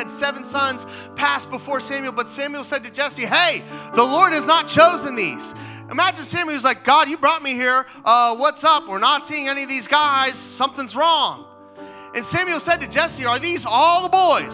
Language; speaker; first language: English; native; English